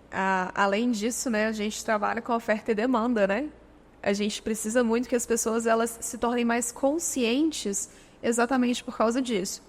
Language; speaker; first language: Portuguese; native; Portuguese